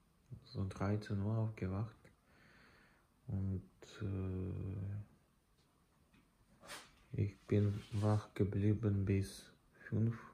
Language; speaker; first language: German; non-native, fluent; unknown